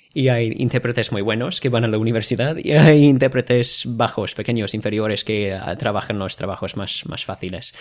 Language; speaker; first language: Spanish; non-native, fluent; English